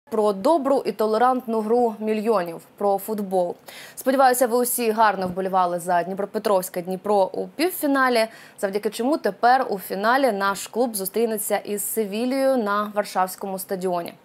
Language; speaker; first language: Ukrainian; native; Ukrainian